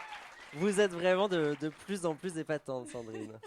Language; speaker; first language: French; native; French